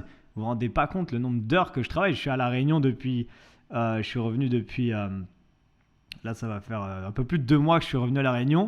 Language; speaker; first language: French; native; French